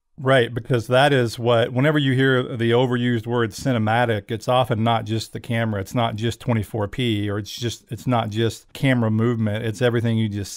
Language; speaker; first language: English; native; English